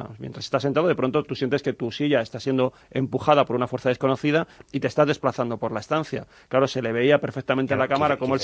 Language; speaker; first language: Spanish; native; Spanish